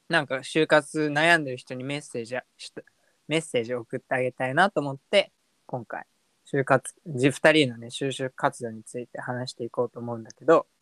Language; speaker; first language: Japanese; native; Japanese